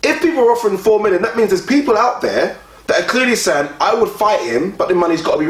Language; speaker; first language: English; native; English